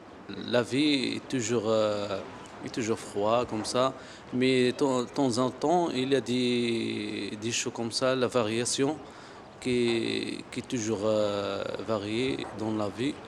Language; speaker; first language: French; non-native, learner; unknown